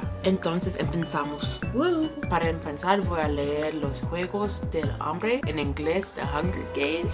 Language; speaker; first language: Spanish; non-native, learner; English